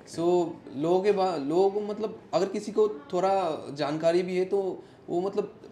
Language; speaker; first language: Hindi; non-native, local second language; Assamese